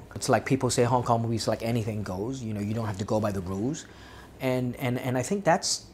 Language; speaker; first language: English; non-native, local second language; Cantonese